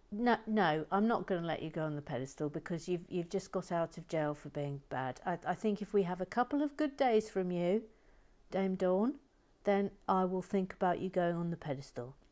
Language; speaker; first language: English; native; English